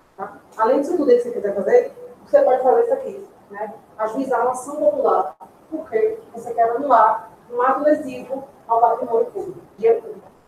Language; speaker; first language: Portuguese; native; Portuguese